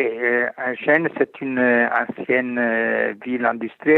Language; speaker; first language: French; non-native, fluent; Italian